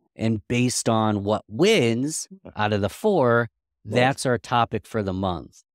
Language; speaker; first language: English; native; English